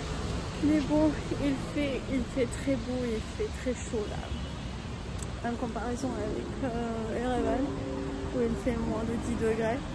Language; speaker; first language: French; non-native, fluent; Armenian